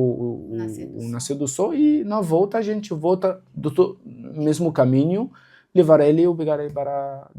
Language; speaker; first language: Portuguese; non-native, local second language; Arabic